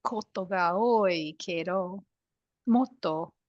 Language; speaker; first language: Japanese; non-native, learner; English